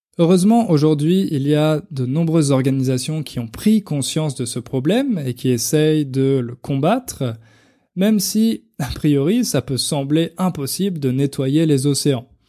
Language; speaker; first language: French; native; French